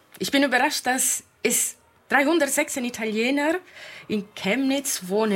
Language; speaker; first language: German; non-native, fluent; Italian